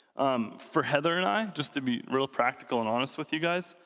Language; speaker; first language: English; native; English